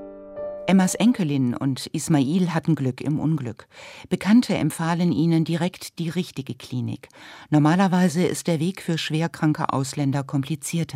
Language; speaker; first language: German; native; German